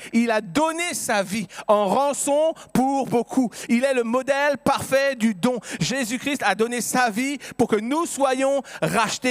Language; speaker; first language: French; native; French